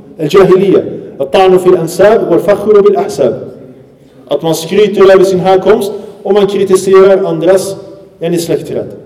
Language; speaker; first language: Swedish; early bilingual, other home language; Arabic